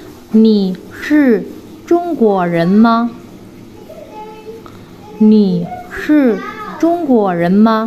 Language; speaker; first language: Chinese; non-native, fluent; Indonesian